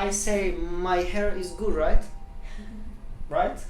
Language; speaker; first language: English; non-native, learner; French